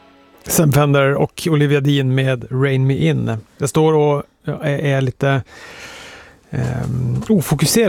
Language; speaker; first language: Swedish; native; Swedish